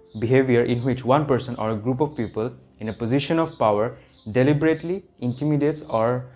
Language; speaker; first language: English; non-native, local second language; Assamese